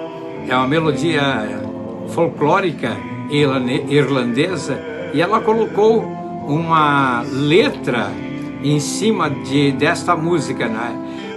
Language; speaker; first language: Portuguese; native; Portuguese